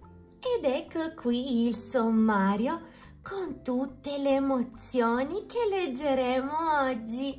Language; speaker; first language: Italian; native; Italian